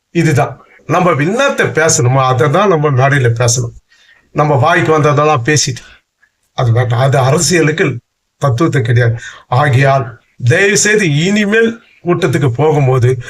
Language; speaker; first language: Tamil; native; Tamil